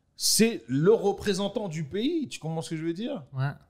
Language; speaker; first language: French; native; French